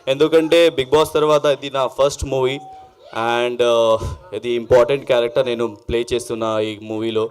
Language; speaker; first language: Telugu; non-native, learner; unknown